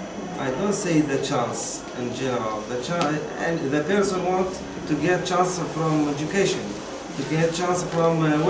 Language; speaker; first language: English; non-native, learner; Arabic